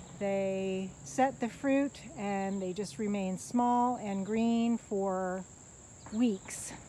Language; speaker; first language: English; native; English